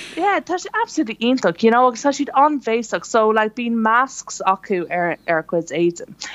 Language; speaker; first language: Irish; non-native, local second language; English